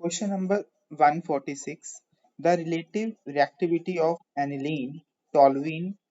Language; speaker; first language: English; non-native, local second language; Punjabi